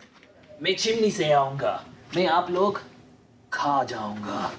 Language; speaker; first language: Hindi; non-native, learner; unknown